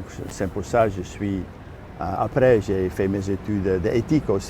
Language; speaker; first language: French; non-native, fluent; Dutch